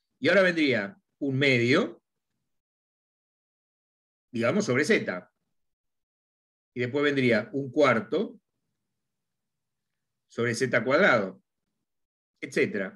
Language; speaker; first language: Spanish; native; Spanish